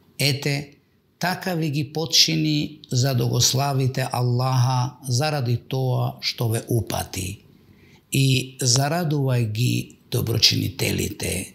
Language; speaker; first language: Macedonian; non-native, local second language; Albanian